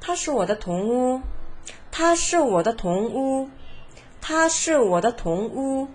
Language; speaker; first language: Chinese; non-native, fluent; Korean